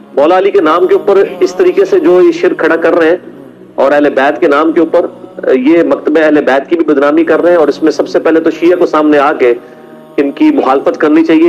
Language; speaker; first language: Urdu; non-native, local second language; Punjabi